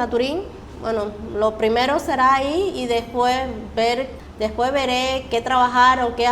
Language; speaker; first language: Spanish; early bilingual, other home language; Chinese